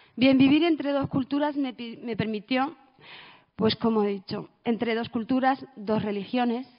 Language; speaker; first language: Spanish; early bilingual, other home language; Arabic